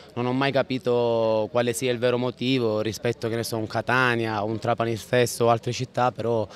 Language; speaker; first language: Italian; native; Italian